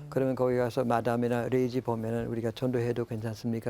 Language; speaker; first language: Korean; non-native, fluent; English